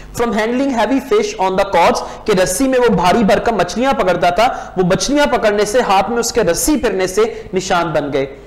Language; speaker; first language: Urdu; non-native, local second language; Punjabi